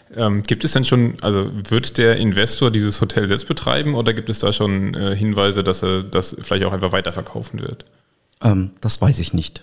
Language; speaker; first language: German; native; German